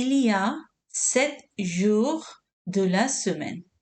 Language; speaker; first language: French; non-native, learner; Urdu